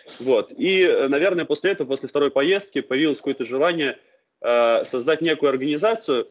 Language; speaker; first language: Russian; native; Russian